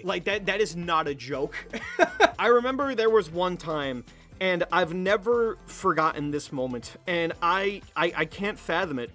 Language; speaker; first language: English; native; English